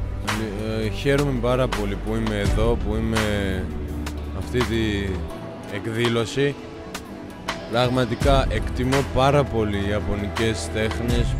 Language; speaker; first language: Greek; non-native, fluent; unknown